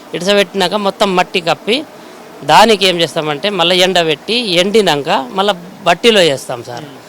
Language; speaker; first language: Telugu; non-native, local second language; Gondi